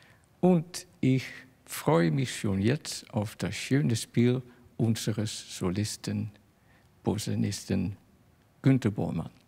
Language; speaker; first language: German; non-native, fluent; Dutch